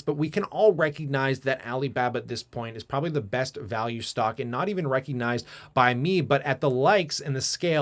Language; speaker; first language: English; native; English